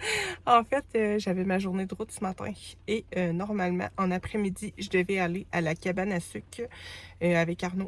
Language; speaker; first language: French; native; French